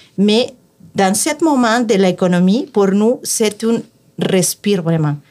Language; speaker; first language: French; non-native, fluent; Spanish